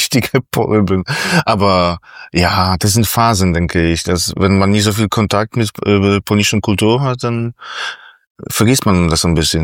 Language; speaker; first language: German; non-native, fluent; Polish